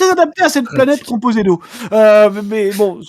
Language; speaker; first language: French; native; French